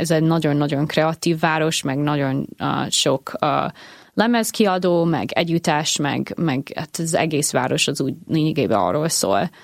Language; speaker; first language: Hungarian; non-native, fluent; English